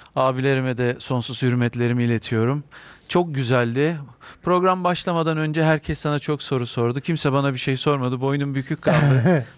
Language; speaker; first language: Turkish; native; Turkish